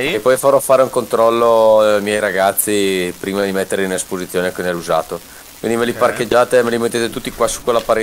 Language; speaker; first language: Italian; native; Italian